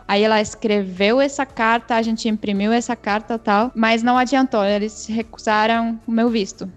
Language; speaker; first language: Portuguese; non-native, fluent; Czech